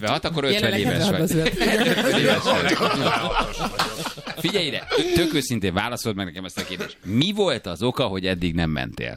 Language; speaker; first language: Hungarian; native; Hungarian